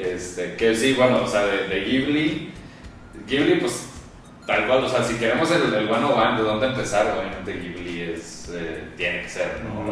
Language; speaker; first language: Spanish; native; Spanish